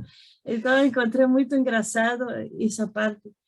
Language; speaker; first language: Portuguese; non-native, fluent; Spanish